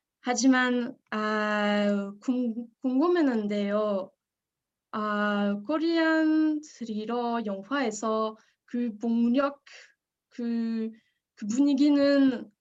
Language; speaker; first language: Korean; non-native, learner; French